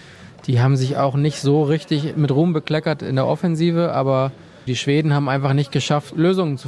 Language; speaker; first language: German; native; German